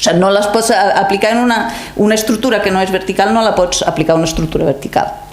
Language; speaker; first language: Catalan; non-native, fluent; Italian